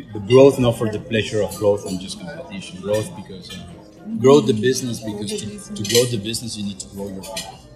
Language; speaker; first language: English; non-native, fluent; Spanish